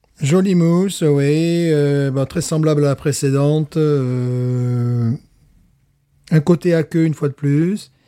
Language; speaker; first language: French; native; French